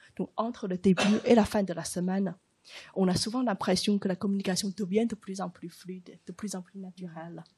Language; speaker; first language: French; non-native, fluent; Chinese